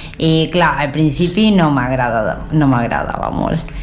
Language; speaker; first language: Catalan; non-native, learner; Spanish